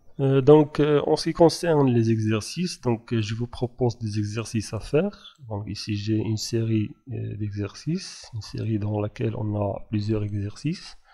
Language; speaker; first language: French; non-native, local second language; Arabic